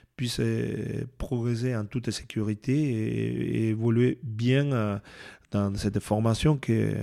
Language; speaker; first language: French; non-native, fluent; Spanish